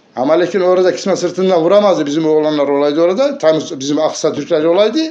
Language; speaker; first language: Turkish; native; Turkish